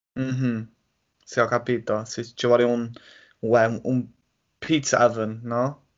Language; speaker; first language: Italian; non-native, learner; English